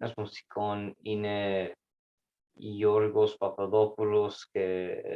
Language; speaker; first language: Greek; non-native, learner; English